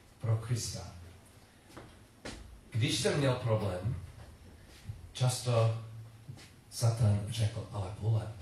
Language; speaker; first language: Czech; non-native, learner; English